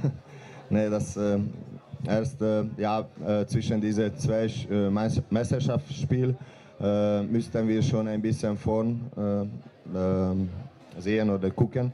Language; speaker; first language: German; non-native, learner; Hungarian